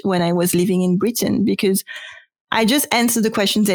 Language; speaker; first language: English; non-native, fluent; French